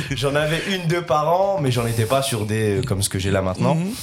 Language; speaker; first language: French; native; French